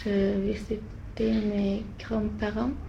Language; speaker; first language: French; non-native, learner; Swedish